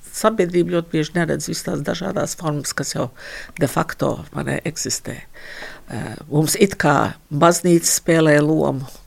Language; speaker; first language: Latvian; early bilingual, heritage; Latvian